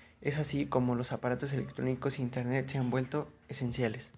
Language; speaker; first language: Spanish; native; Spanish